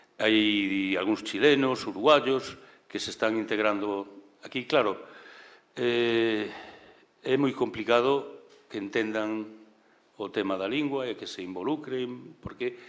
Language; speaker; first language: Galician; native; Galician